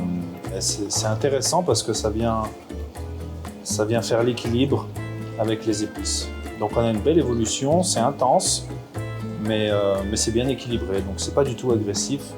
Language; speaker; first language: French; native; French